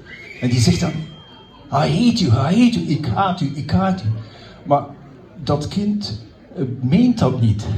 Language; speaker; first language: Dutch; early bilingual, other home language; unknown